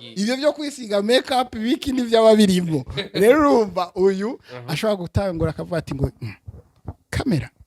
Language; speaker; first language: Rundi; early bilingual, heritage; Rundi